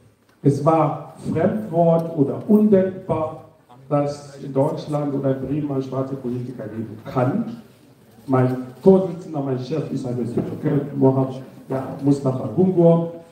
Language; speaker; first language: German; non-native, fluent; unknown